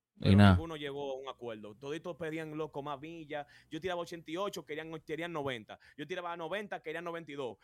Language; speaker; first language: Spanish; native; Spanish